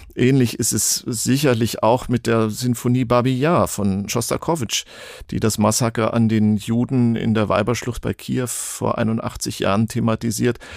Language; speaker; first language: German; non-native, fluent; Ukrainian